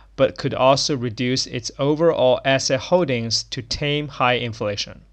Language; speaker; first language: English; non-native, fluent; Chinese